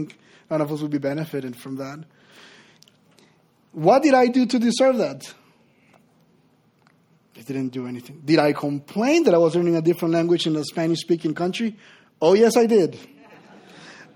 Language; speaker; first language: English; non-native, fluent; Spanish